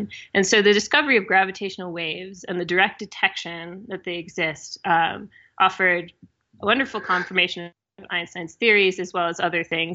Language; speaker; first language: English; native; English